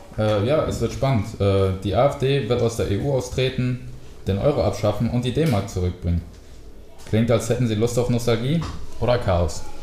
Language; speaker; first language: German; early bilingual, other home language; Spanish